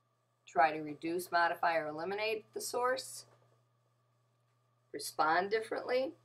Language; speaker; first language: English; native; English